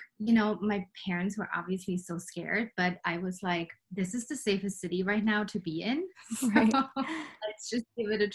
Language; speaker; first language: English; non-native, fluent; German